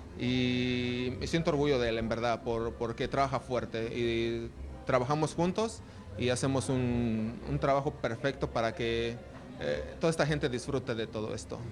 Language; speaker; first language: Spanish; native; Spanish